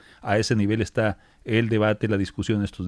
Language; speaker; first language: Spanish; native; Spanish